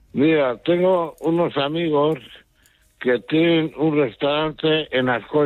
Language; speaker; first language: Spanish; non-native, local second language; Basque